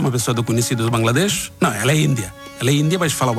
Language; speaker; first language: Portuguese; non-native, learner; Bangla